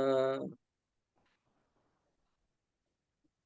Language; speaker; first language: Arabic; non-native, fluent; Indonesian